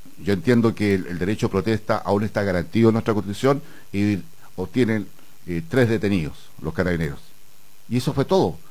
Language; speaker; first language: Spanish; native; Spanish